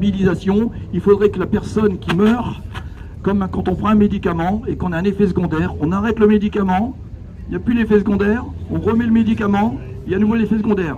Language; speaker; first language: French; native; French